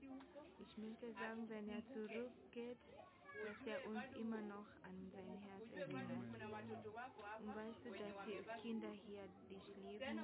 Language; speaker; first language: German; non-native, learner; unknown